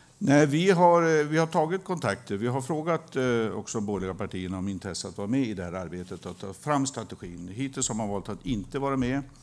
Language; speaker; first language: Swedish; native; Swedish